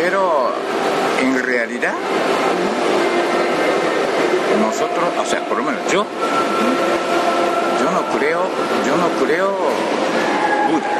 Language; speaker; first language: Spanish; non-native, fluent; Japanese